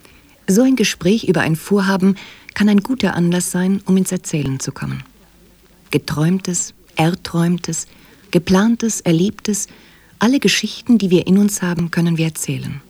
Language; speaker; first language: German; native; German